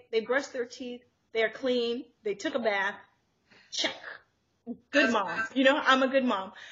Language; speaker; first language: English; native; English